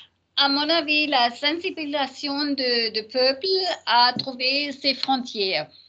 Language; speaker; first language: French; non-native, learner; German